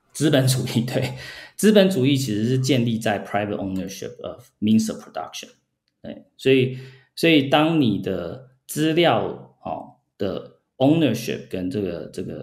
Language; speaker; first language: Chinese; early bilingual, heritage; Chinese